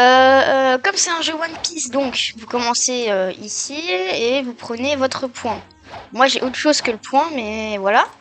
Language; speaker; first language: French; native; French